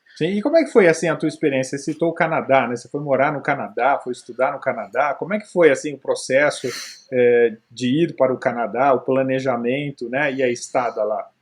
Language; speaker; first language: Portuguese; native; Portuguese